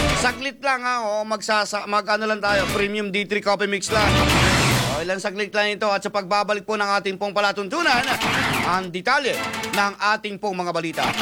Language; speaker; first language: Filipino; native; Filipino